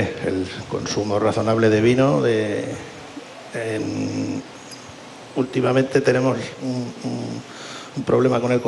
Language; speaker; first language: Spanish; native; Spanish